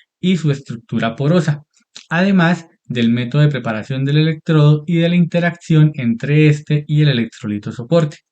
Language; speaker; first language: Spanish; native; Spanish